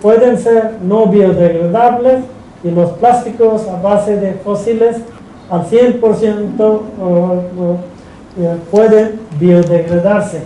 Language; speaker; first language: Spanish; non-native, fluent; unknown